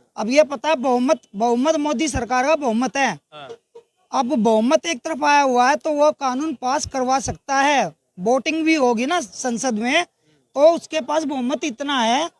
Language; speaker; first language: Hindi; native; Hindi